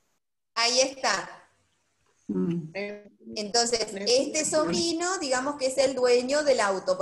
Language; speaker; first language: Spanish; native; Spanish